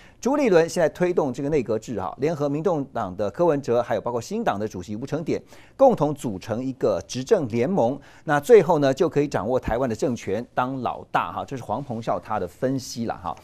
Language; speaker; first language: Chinese; native; Chinese